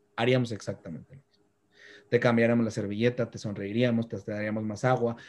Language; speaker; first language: Spanish; native; Spanish